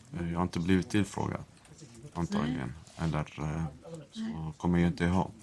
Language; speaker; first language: Swedish; non-native, fluent; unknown